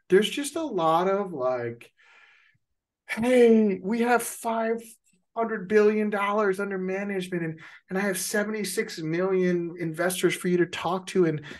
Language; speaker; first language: English; native; English